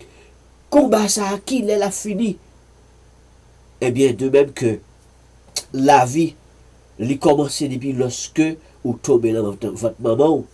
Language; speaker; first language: French; non-native, learner; Haitian Creole